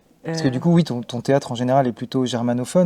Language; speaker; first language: French; native; French